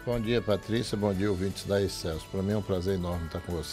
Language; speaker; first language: Portuguese; native; Portuguese